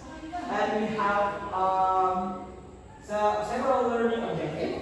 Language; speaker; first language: English; non-native, learner; Indonesian